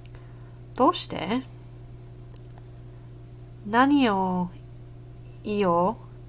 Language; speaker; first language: Japanese; non-native, learner; English